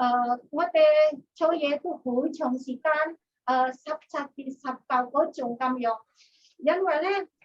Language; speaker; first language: Cantonese; non-native, learner; Indonesian